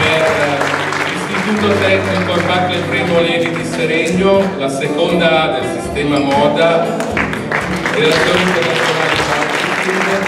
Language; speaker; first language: Italian; native; Italian